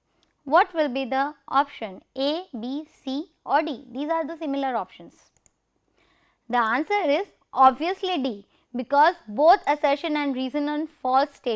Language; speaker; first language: English; non-native, local second language; Hindi